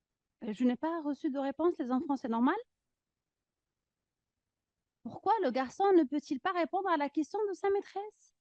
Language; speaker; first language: French; non-native, local second language; Arabic